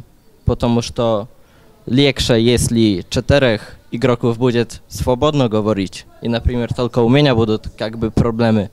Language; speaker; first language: Russian; non-native, learner; Polish